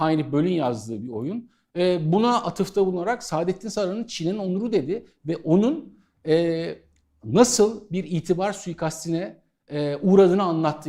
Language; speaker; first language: Turkish; native; Turkish